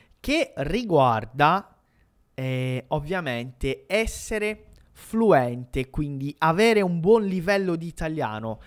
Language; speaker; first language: Italian; non-native, fluent; Portuguese